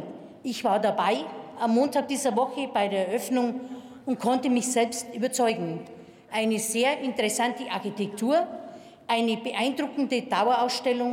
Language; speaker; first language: German; native; German